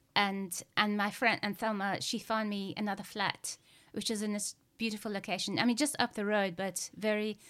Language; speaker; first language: English; native; English